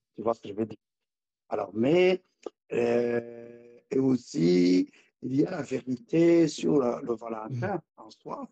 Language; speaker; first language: French; non-native, local second language; Rundi